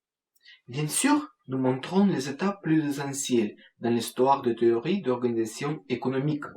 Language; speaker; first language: French; non-native, fluent; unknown